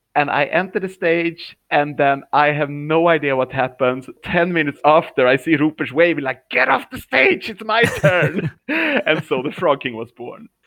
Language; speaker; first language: English; non-native, fluent; Swedish